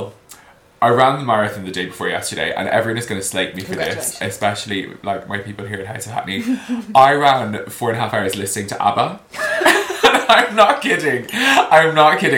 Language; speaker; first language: English; native; English